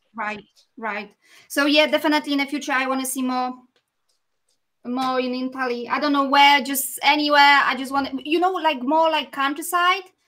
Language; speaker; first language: English; non-native, fluent; Polish